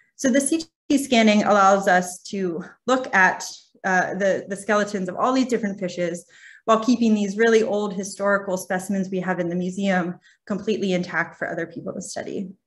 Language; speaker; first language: English; native; English